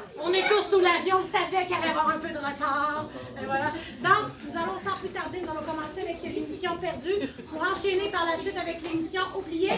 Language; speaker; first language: French; native; French